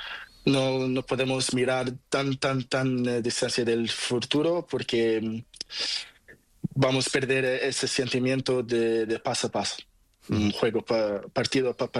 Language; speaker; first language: Spanish; non-native, learner; Portuguese